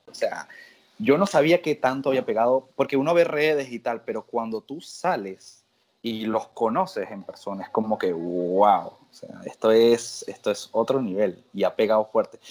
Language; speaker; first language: Spanish; native; Spanish